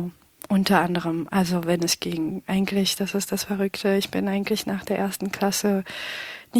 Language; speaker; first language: German; early bilingual, other home language; Pashto